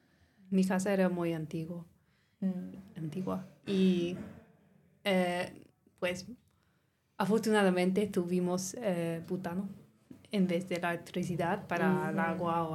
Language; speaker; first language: Spanish; non-native, learner; English